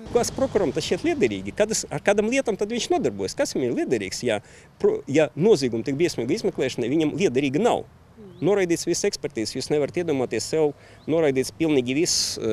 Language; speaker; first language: Latvian; non-native, local second language; Russian